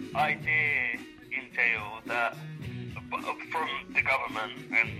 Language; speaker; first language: English; native; English